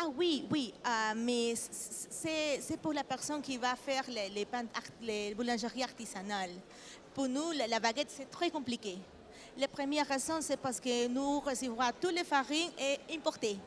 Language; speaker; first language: French; non-native, learner; Spanish